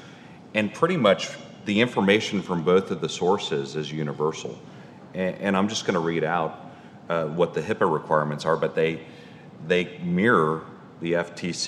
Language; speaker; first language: English; native; English